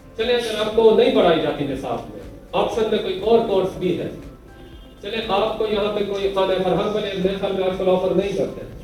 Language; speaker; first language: Urdu; non-native, local second language; Pashto